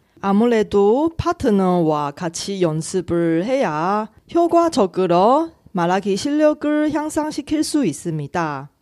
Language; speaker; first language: Korean; non-native, fluent; Chinese